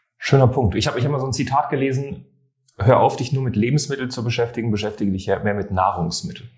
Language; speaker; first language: German; non-native, fluent; French